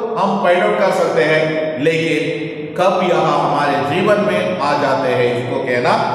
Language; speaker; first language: Hindi; non-native, local second language; Kannada